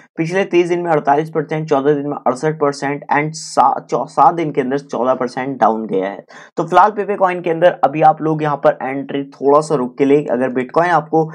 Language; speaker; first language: Hindi; native; Hindi